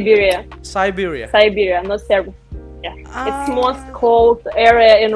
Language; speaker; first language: English; non-native, learner; Russian